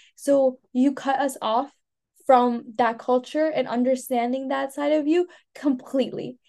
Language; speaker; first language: English; native; English